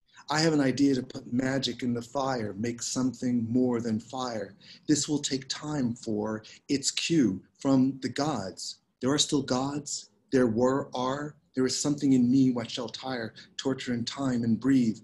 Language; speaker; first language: English; native; English